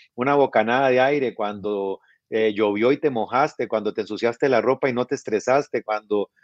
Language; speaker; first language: Spanish; native; Spanish